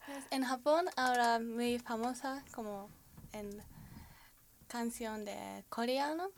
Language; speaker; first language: Spanish; non-native, learner; Japanese